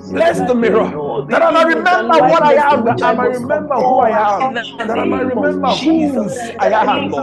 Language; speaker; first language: English; non-native, local second language; Yoruba